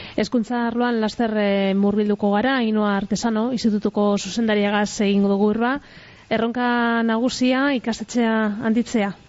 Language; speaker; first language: Basque; native; Basque